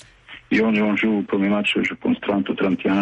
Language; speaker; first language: French; non-native, fluent; Bosnian